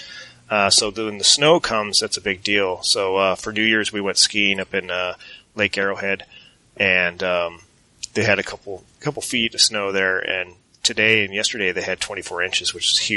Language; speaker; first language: English; native; English